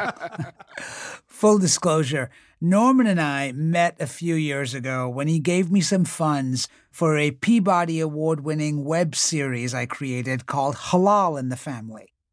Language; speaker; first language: English; native; English